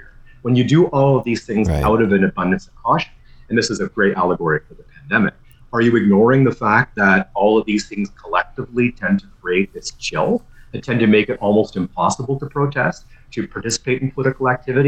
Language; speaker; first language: English; native; English